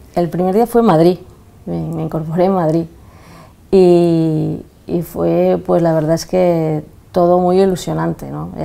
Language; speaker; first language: Spanish; native; Spanish